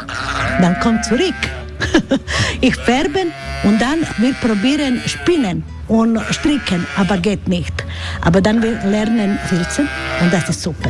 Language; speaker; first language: German; non-native, learner; Croatian